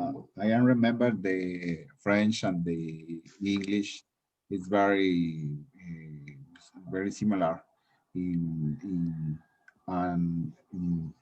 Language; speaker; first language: English; non-native, learner; Spanish